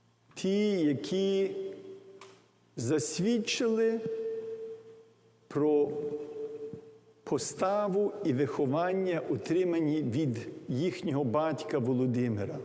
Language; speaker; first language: Ukrainian; early bilingual, heritage; English